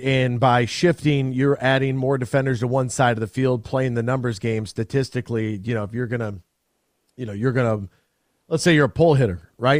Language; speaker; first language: English; native; English